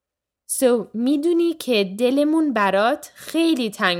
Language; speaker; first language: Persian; early bilingual, heritage; Persian